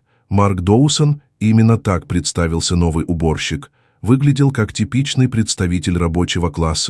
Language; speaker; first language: Russian; native; Russian